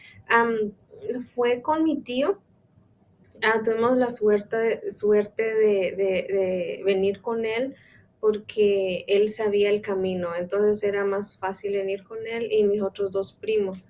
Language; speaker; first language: Spanish; non-native, local second language; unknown